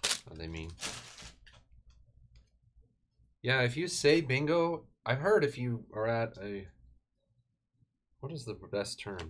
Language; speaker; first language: English; native; English